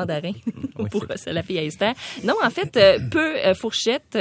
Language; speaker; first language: French; native; French